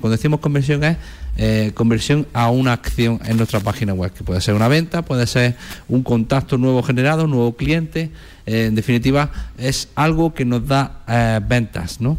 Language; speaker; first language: Spanish; native; Spanish